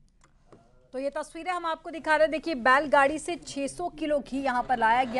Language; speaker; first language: Hindi; native; Hindi